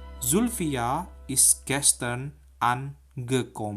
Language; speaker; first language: German; non-native, fluent; Indonesian